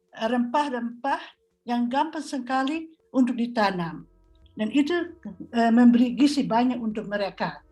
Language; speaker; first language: Indonesian; non-native, fluent; Dutch